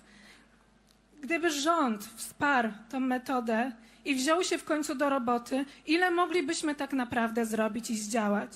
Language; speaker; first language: Polish; native; Polish